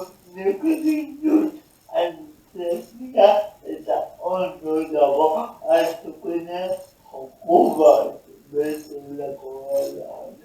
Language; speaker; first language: Basque; non-native, learner; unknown